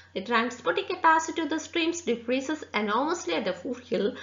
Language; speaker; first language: English; non-native, local second language; Malayalam